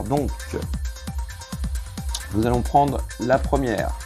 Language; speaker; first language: French; native; French